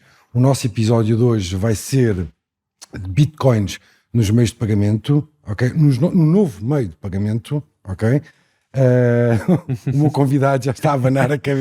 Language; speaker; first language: Portuguese; native; Portuguese